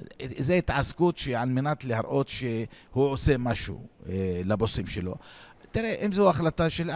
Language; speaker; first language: Hebrew; non-native, local second language; Arabic